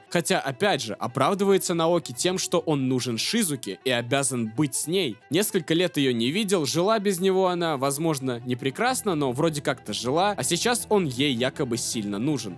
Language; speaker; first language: Russian; native; Russian